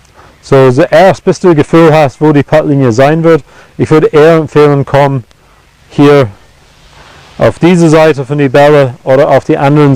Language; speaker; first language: German; non-native, fluent; English